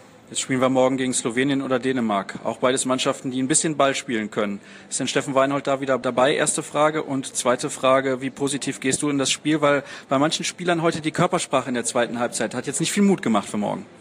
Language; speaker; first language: German; native; German